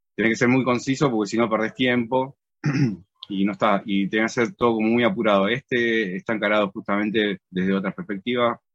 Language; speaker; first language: Spanish; native; Spanish